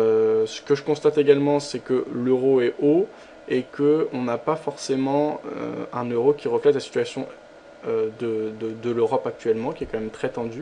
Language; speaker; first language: French; native; French